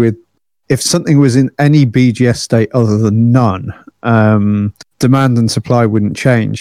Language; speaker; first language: English; native; English